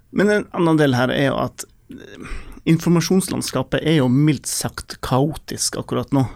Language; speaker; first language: Norwegian; native; Norwegian